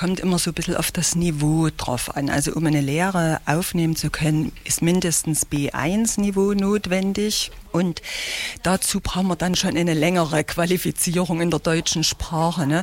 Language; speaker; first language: German; native; German